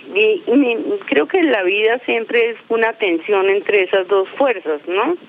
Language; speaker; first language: Spanish; native; Spanish